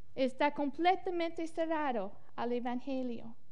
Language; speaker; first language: Spanish; non-native, fluent; English